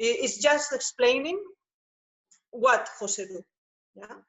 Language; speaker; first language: English; non-native, learner; Spanish